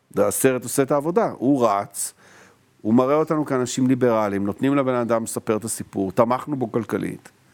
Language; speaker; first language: Hebrew; native; Hebrew